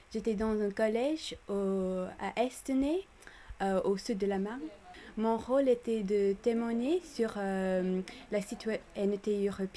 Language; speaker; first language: French; non-native, fluent; English